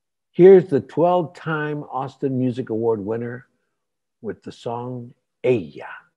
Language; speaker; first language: English; native; English